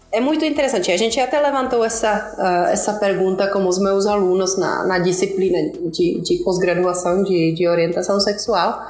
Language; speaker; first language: Portuguese; non-native, fluent; Czech